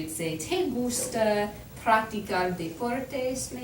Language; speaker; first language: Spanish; non-native, learner; English